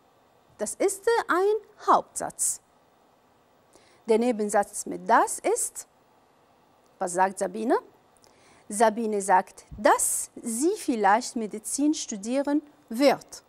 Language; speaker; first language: German; non-native, fluent; Arabic